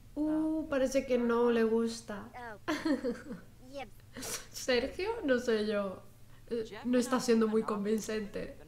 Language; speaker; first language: Spanish; native; Spanish